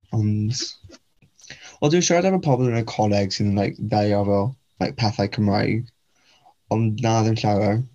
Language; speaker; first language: Welsh; non-native, local second language; English